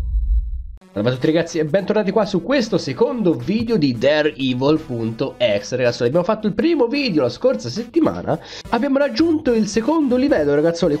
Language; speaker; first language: Italian; native; Italian